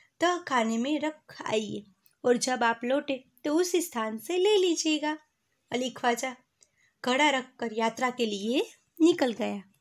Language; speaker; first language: Hindi; non-native, local second language; Gujarati